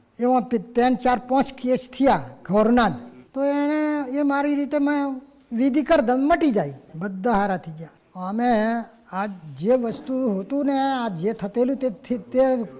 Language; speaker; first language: Gujarati; non-native, local second language; Rathawi